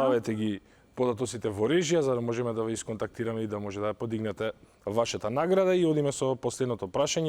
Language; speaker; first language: Macedonian; native; Macedonian